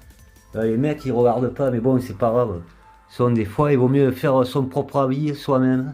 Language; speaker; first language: French; native; French